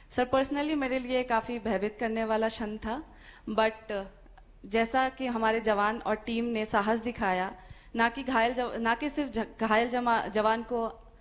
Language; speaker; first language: Hindi; native; Hindi